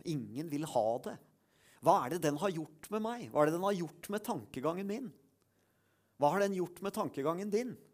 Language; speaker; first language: Norwegian; native; Norwegian